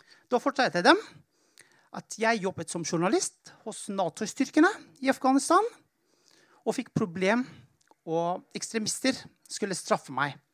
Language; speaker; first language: Norwegian; non-native, fluent; Persian